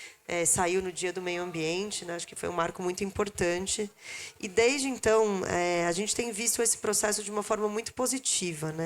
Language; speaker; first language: Portuguese; native; Portuguese